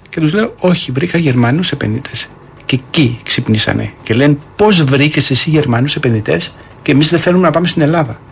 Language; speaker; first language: Greek; early bilingual, heritage; Greek